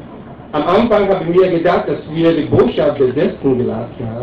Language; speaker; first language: German; non-native, learner; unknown